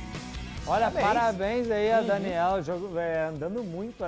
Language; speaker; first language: Portuguese; native; Portuguese